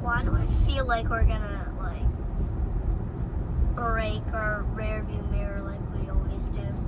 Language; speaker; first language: English; native; English